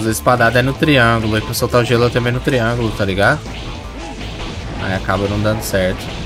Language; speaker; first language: Portuguese; native; Portuguese